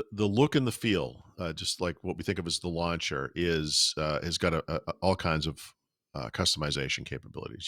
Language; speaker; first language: English; native; English